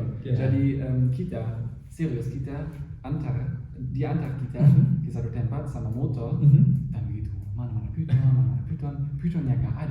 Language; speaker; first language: Indonesian; non-native, fluent; German